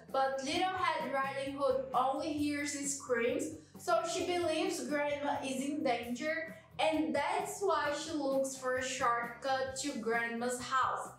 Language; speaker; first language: English; non-native, fluent; Portuguese